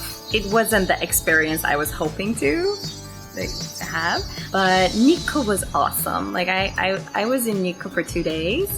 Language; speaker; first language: English; non-native, fluent; Persian